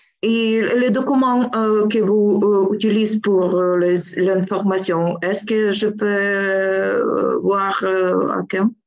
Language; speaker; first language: French; non-native, learner; Ukrainian